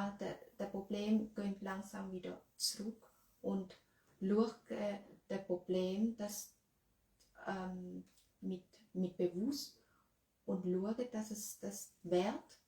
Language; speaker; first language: German; non-native, learner; Thai